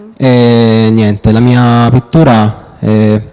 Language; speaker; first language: Italian; native; Italian